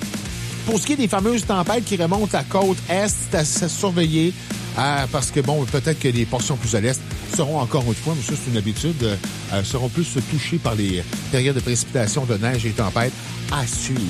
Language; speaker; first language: French; native; French